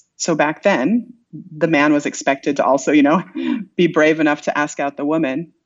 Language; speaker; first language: English; native; English